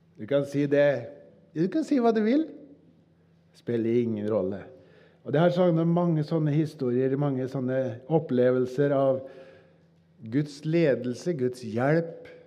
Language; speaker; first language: Norwegian; native; Norwegian